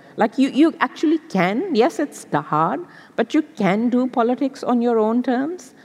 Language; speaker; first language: English; non-native, local second language; Urdu